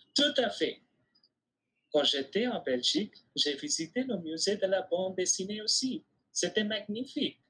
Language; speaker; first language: French; non-native, fluent; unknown